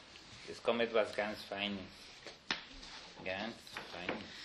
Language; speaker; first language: German; non-native, fluent; Spanish